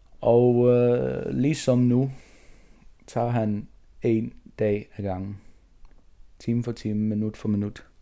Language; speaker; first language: Danish; non-native, local second language; Faroese